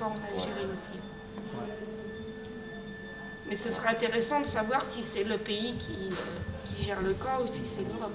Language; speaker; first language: French; native; French